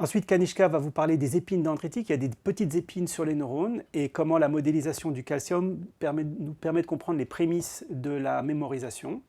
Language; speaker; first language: French; native; French